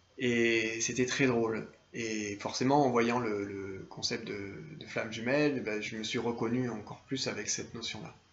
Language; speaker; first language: French; native; French